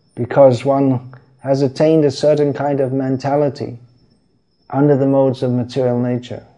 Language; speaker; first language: English; native; English